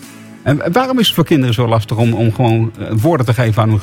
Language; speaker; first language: Dutch; native; Dutch